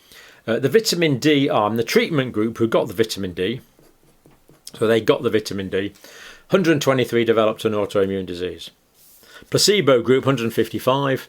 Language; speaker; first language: English; native; English